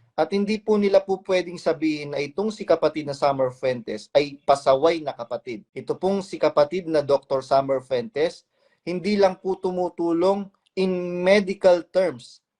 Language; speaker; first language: Filipino; native; Filipino